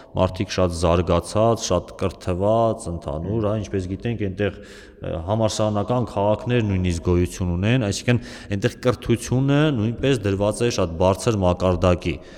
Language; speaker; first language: Armenian; native; Armenian